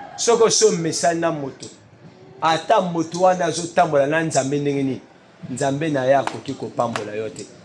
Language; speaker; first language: Lingala; native; Lingala